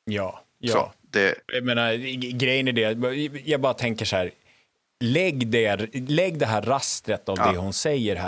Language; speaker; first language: Swedish; native; Swedish